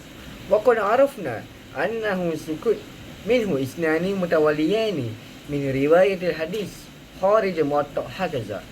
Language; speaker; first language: Arabic; non-native, learner; Malay